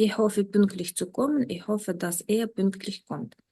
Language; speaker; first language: German; non-native, fluent; Ukrainian